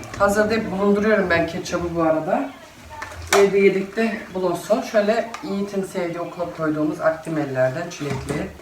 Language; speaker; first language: Turkish; early bilingual, heritage; Turkish